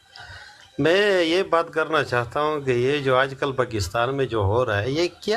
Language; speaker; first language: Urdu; non-native, local second language; Pashto